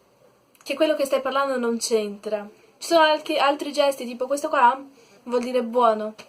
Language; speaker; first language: Italian; non-native, learner; Portuguese